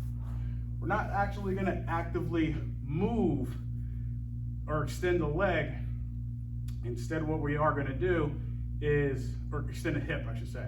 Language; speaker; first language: English; native; English